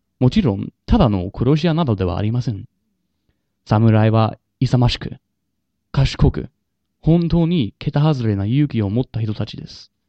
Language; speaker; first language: Japanese; non-native, learner; English